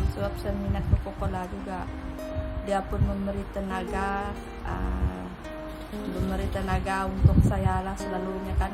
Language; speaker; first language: Malay; native; Malay